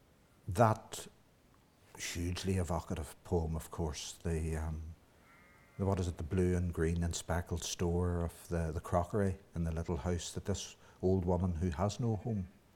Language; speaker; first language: English; native; English